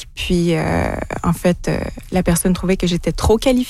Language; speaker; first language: French; native; French